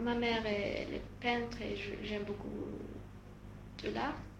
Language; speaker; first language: French; non-native, learner; Russian